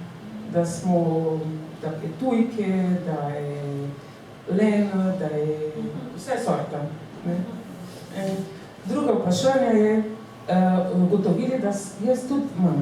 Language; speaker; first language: Slovenian; non-native, learner; Portuguese